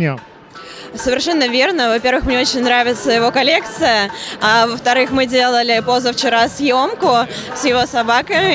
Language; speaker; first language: Russian; native; Russian